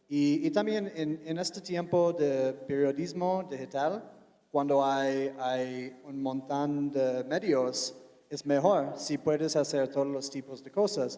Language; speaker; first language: Spanish; non-native, fluent; English